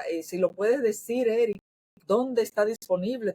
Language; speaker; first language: Spanish; native; Spanish